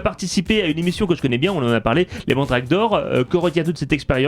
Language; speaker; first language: French; native; French